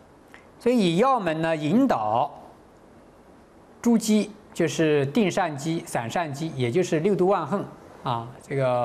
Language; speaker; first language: Chinese; native; Chinese